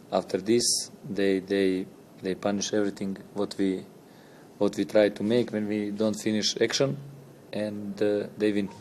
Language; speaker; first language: English; non-native, learner; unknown